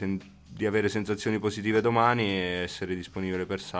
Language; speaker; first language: Italian; native; Italian